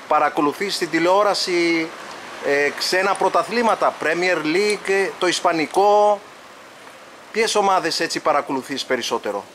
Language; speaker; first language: Greek; native; Greek